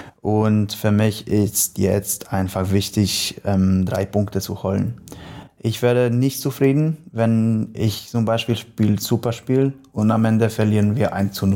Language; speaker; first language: German; non-native, learner; Polish